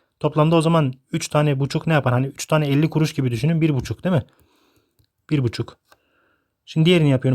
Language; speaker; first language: Turkish; native; Turkish